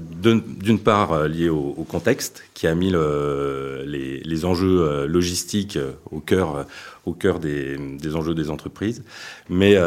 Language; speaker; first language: French; native; French